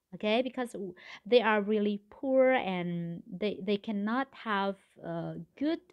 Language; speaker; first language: English; non-native, learner; Vietnamese